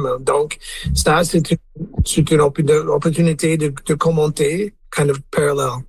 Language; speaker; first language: French; non-native, learner; English